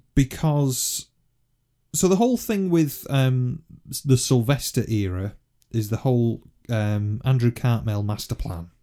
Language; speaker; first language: English; native; English